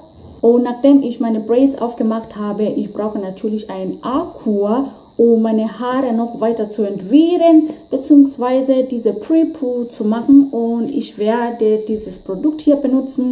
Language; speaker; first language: German; non-native, fluent; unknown